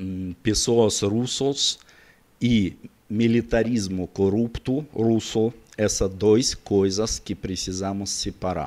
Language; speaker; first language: Portuguese; non-native, learner; Russian